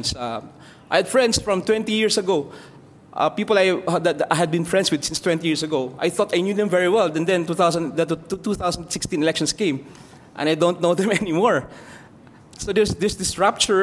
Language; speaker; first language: English; non-native, local second language; Filipino